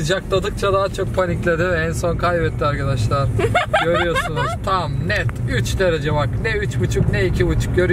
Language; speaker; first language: Turkish; native; Turkish